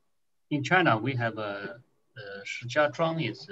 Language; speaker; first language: English; non-native, fluent; Chinese